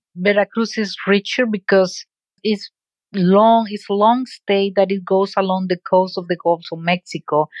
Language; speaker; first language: English; non-native, fluent; Spanish